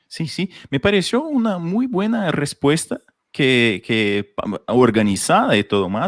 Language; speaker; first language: Spanish; non-native, fluent; Portuguese